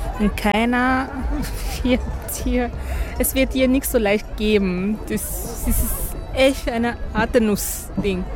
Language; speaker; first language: German; non-native, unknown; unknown